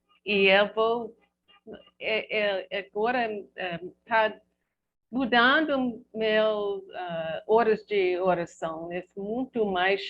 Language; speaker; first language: Portuguese; non-native, learner; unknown